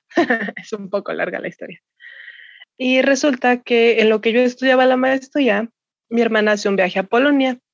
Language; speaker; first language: Spanish; native; Spanish